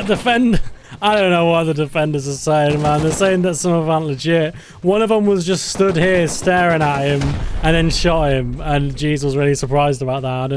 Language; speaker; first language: English; native; English